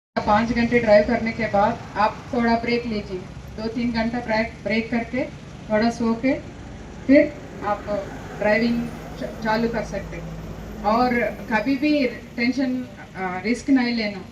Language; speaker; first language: Hindi; non-native, local second language; Telugu